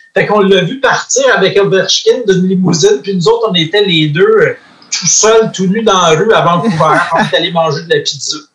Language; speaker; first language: French; native; French